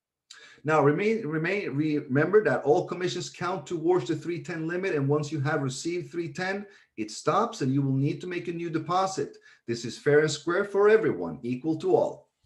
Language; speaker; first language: English; non-native, fluent; Swedish